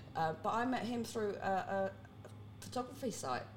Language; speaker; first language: English; early bilingual, other home language; Cantonese